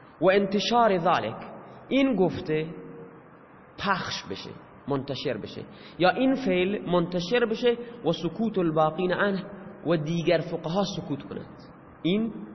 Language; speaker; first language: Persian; non-native, local second language; Baluchi